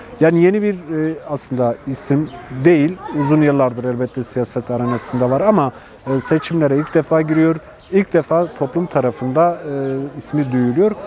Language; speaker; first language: Turkish; non-native, local second language; Kurdish